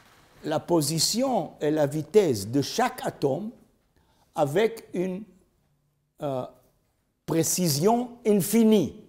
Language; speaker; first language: French; non-native, learner; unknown